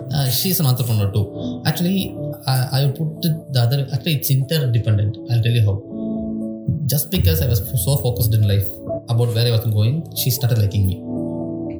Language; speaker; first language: English; non-native, local second language; Tamil